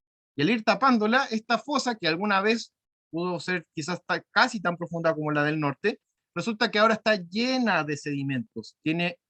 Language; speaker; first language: Spanish; native; Spanish